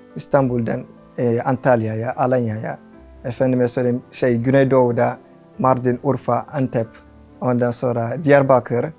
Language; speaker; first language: Turkish; non-native, fluent; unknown